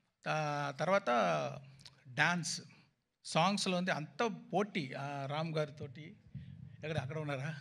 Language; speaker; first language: Telugu; non-native, learner; Tamil